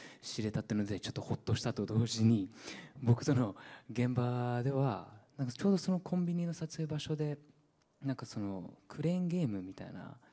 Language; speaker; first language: Japanese; early bilingual, other home language; Burmese